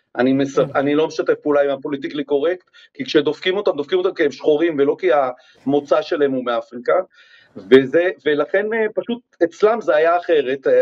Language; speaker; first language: Hebrew; native; Hebrew